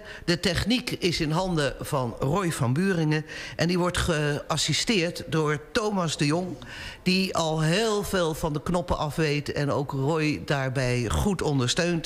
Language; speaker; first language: Dutch; native; Dutch